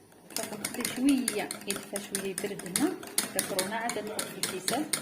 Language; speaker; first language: Arabic; native; Arabic